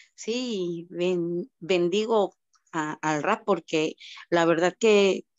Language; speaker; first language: Spanish; native; Spanish